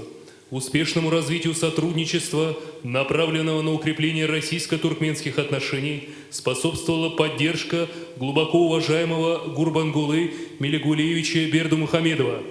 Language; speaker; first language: Russian; native; Russian